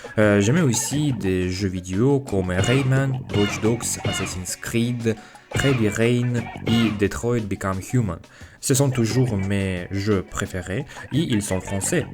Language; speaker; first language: French; non-native, fluent; Russian